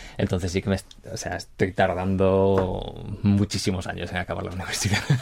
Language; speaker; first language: Spanish; native; Spanish